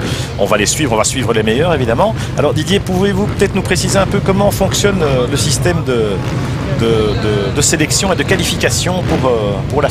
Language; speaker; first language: French; native; French